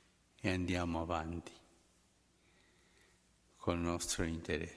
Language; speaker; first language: Italian; non-native, fluent; Spanish